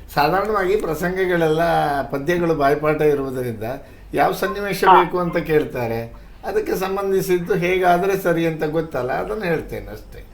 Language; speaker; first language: Kannada; native; Kannada